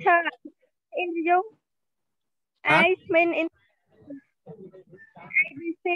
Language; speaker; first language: English; non-native, learner; Khmer